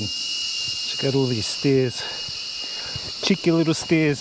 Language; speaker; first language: English; native; English